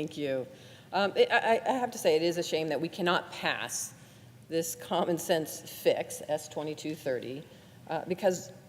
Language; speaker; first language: English; native; English